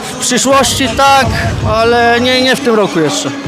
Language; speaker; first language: Polish; native; Polish